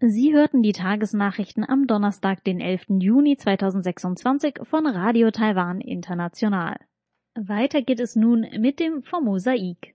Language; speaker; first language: German; native; German